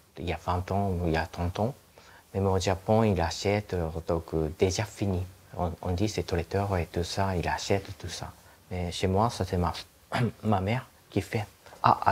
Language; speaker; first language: French; non-native, learner; Japanese